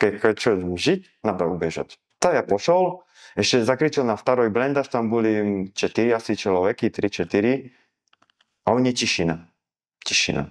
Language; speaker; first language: Russian; non-native, learner; Slovak